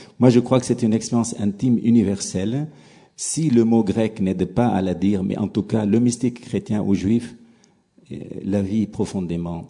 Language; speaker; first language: French; non-native, local second language; Arabic